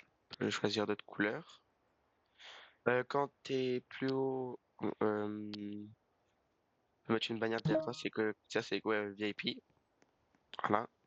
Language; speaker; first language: French; native; French